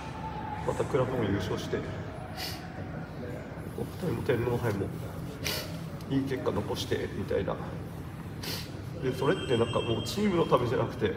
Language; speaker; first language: Japanese; native; Japanese